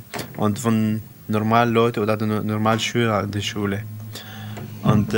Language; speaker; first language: German; non-native, learner; Arabic